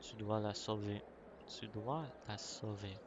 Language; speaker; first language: French; non-native, learner; English